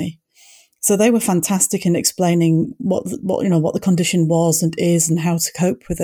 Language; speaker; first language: English; native; English